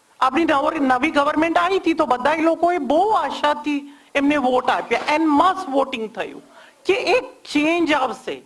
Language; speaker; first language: Gujarati; non-native, local second language; Kashmiri